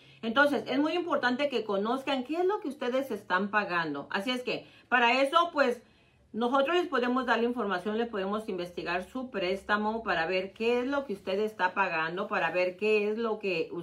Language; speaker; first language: Spanish; native; Spanish